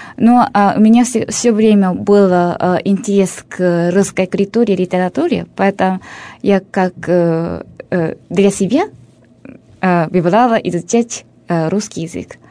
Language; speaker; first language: Russian; non-native, fluent; Japanese